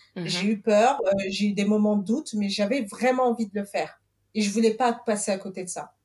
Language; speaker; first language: French; early bilingual, other home language; Portuguese